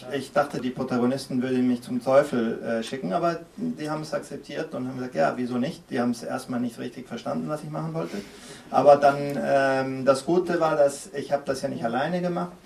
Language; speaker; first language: German; early bilingual, other home language; Spanish